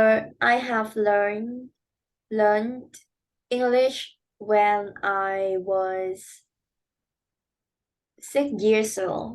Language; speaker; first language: English; non-native, learner; Vietnamese